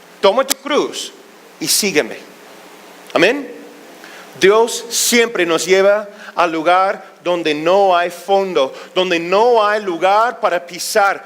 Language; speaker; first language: Spanish; non-native, fluent; English